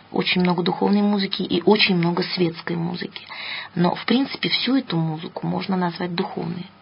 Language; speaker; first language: Russian; native; Russian